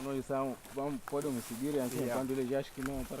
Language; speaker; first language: Portuguese; non-native, local second language; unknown